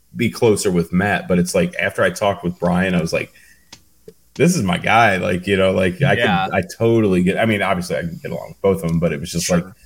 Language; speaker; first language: English; native; English